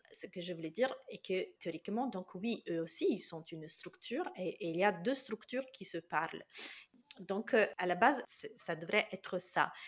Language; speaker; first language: French; non-native, fluent; Italian